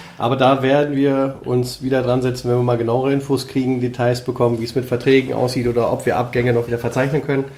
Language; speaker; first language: German; native; German